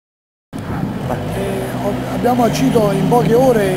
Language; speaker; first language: Italian; native; Italian